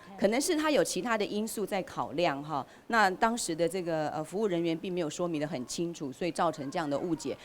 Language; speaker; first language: Chinese; native; Chinese